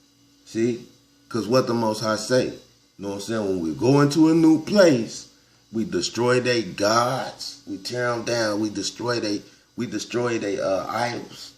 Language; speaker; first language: English; native; English